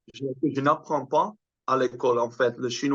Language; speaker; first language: French; non-native, fluent; Dutch